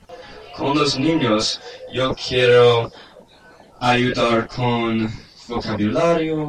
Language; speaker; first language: Spanish; non-native, learner; English